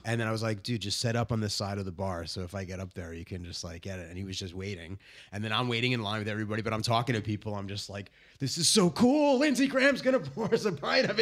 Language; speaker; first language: English; native; English